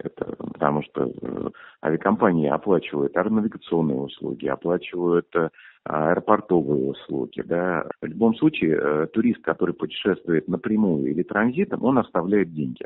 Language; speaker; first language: Russian; native; Russian